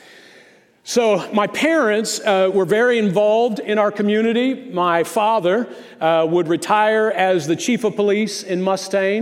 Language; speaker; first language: English; native; English